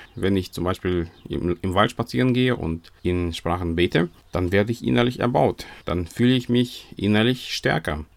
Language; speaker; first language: German; non-native, fluent; Russian